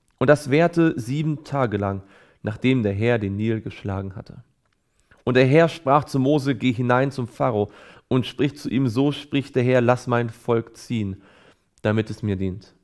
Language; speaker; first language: German; native; German